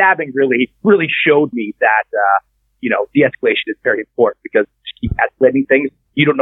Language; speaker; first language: English; native; English